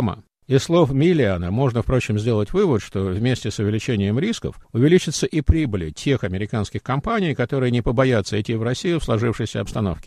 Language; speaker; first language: Russian; native; Russian